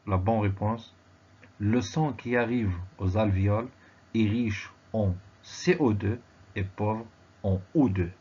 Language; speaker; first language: French; non-native, local second language; Arabic